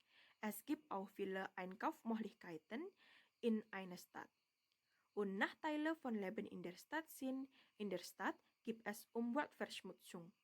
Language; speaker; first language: German; non-native, learner; Indonesian